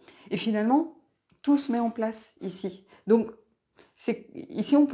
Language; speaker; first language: French; native; French